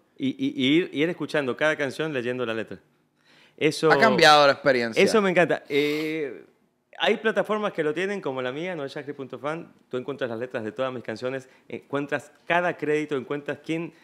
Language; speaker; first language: Spanish; native; Spanish